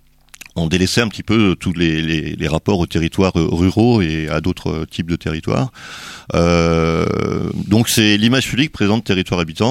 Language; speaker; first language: French; native; French